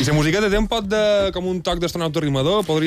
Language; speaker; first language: Catalan; native; Catalan